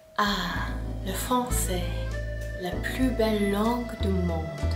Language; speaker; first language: French; non-native, fluent; English